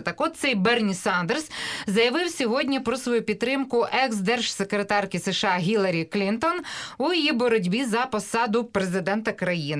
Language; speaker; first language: Ukrainian; native; Ukrainian